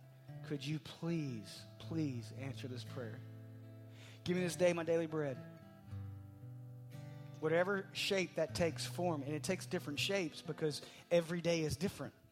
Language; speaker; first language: English; native; English